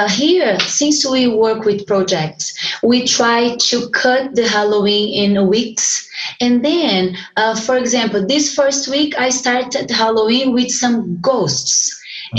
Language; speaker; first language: English; non-native, fluent; Portuguese